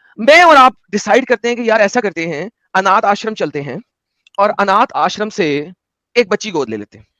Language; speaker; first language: Hindi; native; Hindi